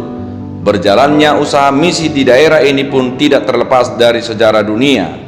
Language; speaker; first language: Indonesian; native; Indonesian